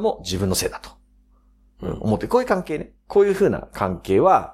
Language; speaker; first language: Japanese; native; Japanese